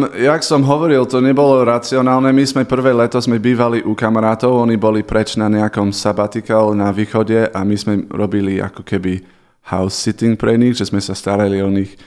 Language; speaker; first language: Slovak; non-native, fluent; English